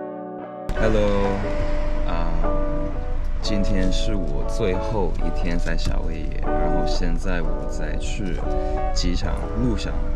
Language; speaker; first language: Chinese; non-native, fluent; English